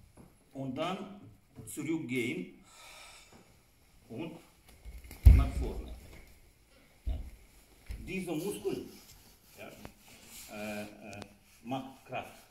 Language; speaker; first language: German; non-native, learner; Russian